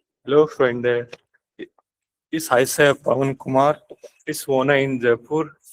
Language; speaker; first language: German; non-native, learner; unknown